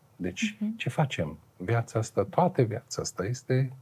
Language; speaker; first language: Romanian; non-native, fluent; Arabic